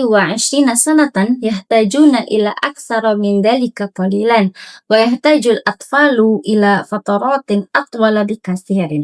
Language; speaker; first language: Arabic; non-native, learner; Indonesian